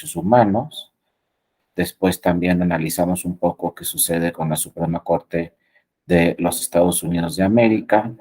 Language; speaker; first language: Spanish; native; Spanish